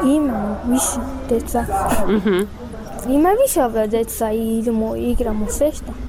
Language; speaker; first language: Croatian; non-native, learner; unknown